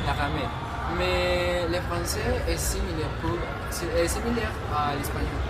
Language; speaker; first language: French; non-native, learner; Spanish